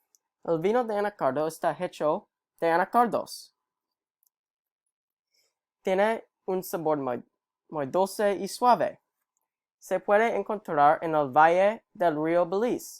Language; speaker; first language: Spanish; non-native, learner; English